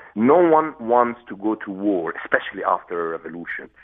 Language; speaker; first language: English; non-native, fluent; Arabic